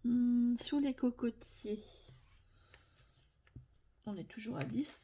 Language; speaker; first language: French; native; French